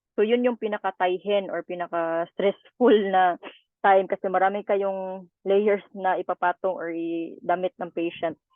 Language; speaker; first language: Filipino; native; Filipino